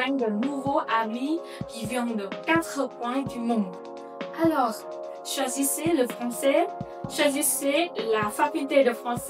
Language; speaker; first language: French; non-native, fluent; Vietnamese